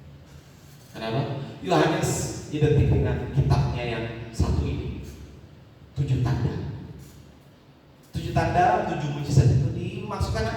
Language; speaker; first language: Indonesian; native; Indonesian